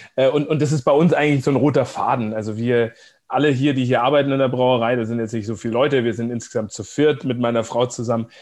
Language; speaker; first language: German; native; German